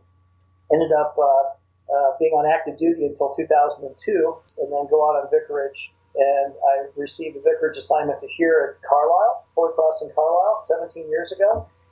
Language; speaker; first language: English; native; English